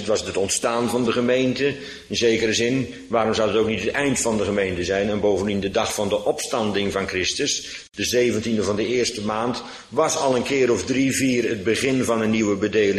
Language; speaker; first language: Dutch; native; Dutch